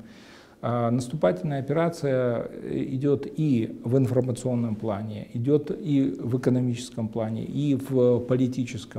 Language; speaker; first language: Russian; native; Russian